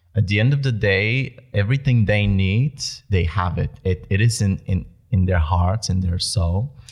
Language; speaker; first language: English; non-native, fluent; Bulgarian